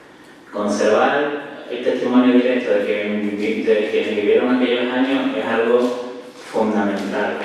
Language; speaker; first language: Spanish; native; Spanish